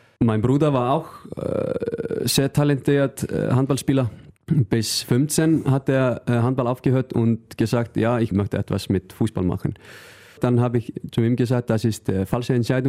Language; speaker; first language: German; non-native, learner; Icelandic